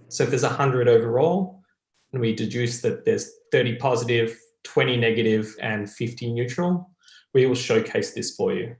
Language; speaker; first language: English; native; English